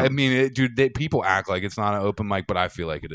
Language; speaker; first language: English; native; English